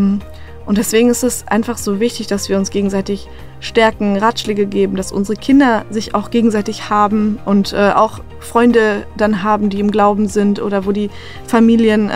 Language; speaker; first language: German; native; German